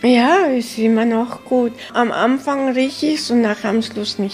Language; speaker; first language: German; early bilingual, heritage; German